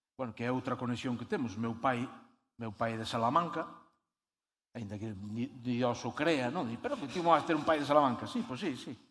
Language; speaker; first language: Galician; native; Galician